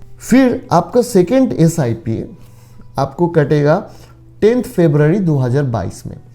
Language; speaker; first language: Hindi; non-native, local second language; Bangla